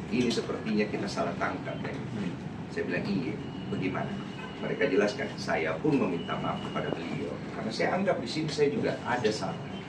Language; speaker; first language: Indonesian; native; Indonesian